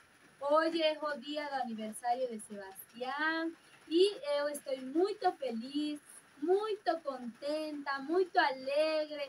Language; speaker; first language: Spanish; non-native, fluent; Portuguese